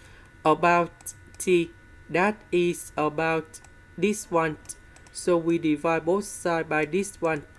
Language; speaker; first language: English; non-native, fluent; Vietnamese